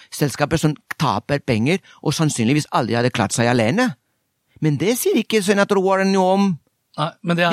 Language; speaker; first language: Norwegian; non-native, fluent; Spanish